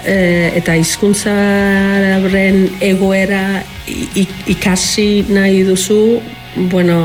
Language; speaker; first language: Basque; non-native, fluent; Welsh